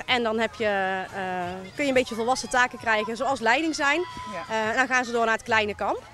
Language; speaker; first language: Dutch; native; Dutch